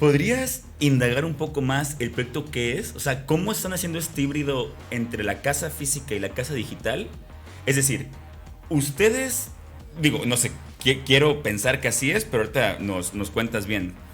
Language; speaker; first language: Spanish; native; Spanish